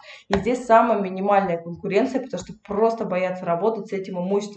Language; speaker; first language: Russian; native; Russian